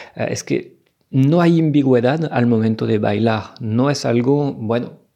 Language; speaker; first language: Spanish; non-native, fluent; French